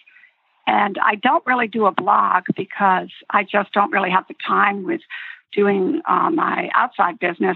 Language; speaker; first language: English; native; English